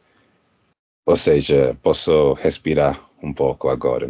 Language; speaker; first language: Portuguese; non-native, learner; English